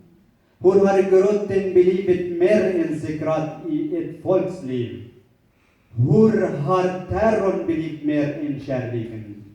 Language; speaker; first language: Swedish; non-native, learner; Kurdish